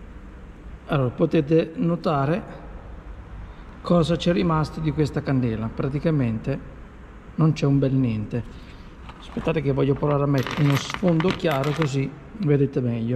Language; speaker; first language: Italian; native; Italian